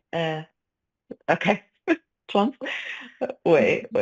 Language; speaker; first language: French; non-native, fluent; English